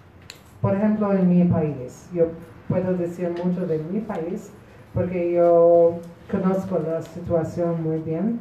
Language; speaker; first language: Spanish; non-native, fluent; Polish